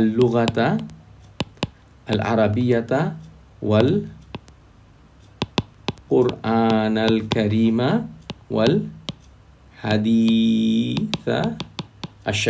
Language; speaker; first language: Arabic; non-native, fluent; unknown